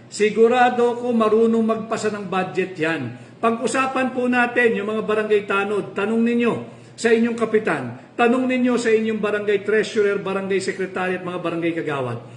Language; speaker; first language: Filipino; native; Filipino